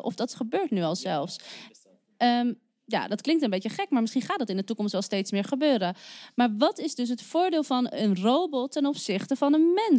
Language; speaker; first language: Dutch; native; Dutch